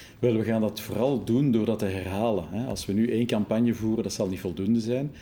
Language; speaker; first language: Dutch; native; Dutch